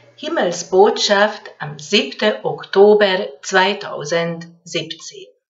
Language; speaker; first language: German; non-native, fluent; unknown